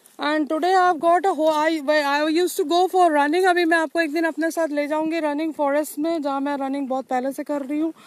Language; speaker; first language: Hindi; non-native, local second language; Bangla